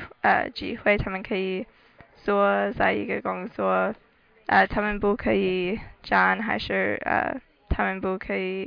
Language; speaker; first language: Chinese; non-native, learner; English